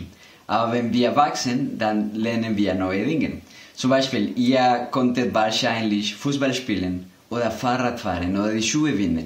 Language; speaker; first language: German; non-native, fluent; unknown